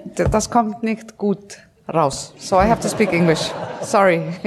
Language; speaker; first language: German; non-native, learner; Icelandic